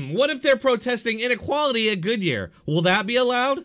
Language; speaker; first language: English; native; English